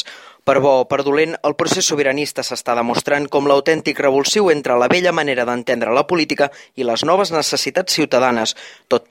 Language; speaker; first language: Catalan; native; Catalan